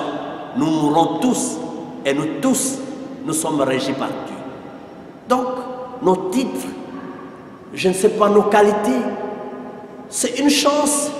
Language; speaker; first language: French; non-native, local second language; Lingala